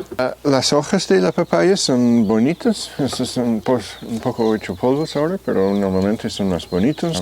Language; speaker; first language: Spanish; non-native, fluent; English